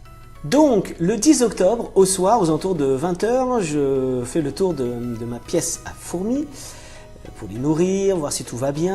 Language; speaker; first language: French; native; French